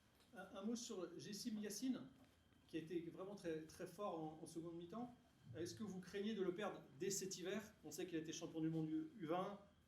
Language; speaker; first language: French; native; French